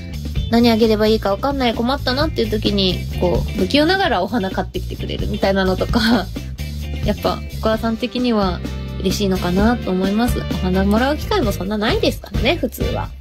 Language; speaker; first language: Japanese; native; Japanese